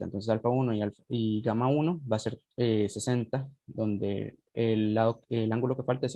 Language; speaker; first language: Spanish; native; Spanish